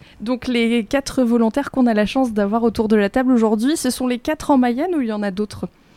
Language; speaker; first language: French; native; French